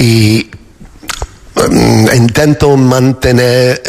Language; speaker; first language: Spanish; non-native, fluent; English